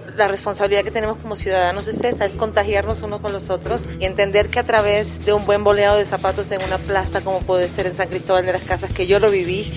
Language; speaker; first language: Spanish; native; Spanish